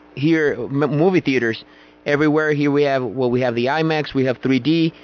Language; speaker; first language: English; non-native, fluent; Spanish